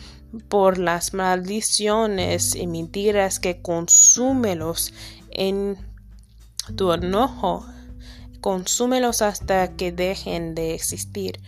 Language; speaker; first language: Spanish; non-native, learner; English